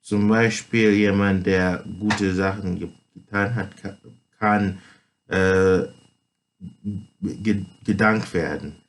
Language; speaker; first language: German; non-native, fluent; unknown